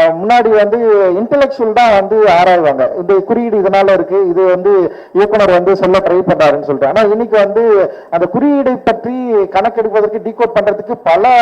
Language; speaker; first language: Tamil; native; Tamil